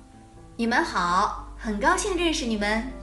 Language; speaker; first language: Chinese; non-native, learner; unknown